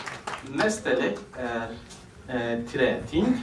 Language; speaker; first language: Norwegian; non-native, fluent; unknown